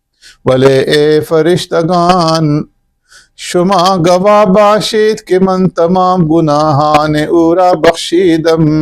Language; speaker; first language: Persian; non-native, fluent; Urdu